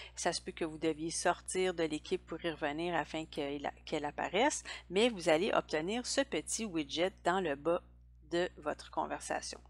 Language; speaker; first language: French; native; French